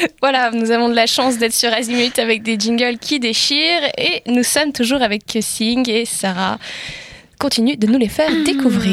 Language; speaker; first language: French; native; French